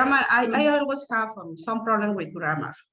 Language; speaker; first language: English; non-native, learner; Spanish